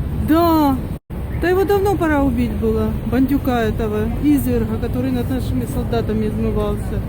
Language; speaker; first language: Russian; native; Russian